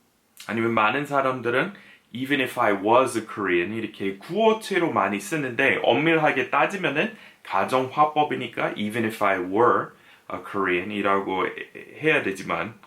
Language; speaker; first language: Korean; non-native, fluent; English